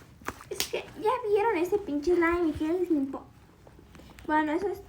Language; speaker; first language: Spanish; native; Spanish